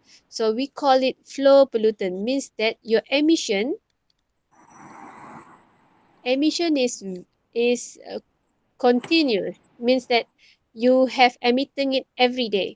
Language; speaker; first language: English; non-native, local second language; Malay